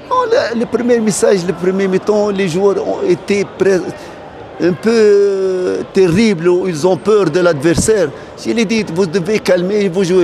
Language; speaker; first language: French; non-native, fluent; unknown